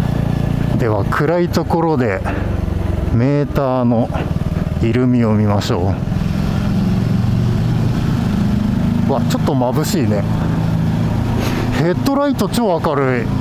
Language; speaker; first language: Japanese; native; Japanese